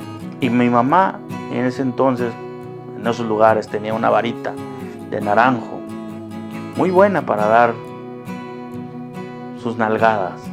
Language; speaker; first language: Spanish; native; Spanish